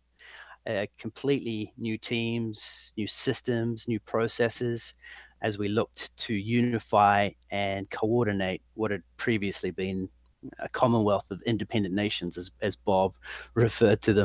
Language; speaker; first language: English; native; English